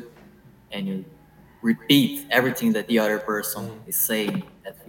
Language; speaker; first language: English; non-native, fluent; Portuguese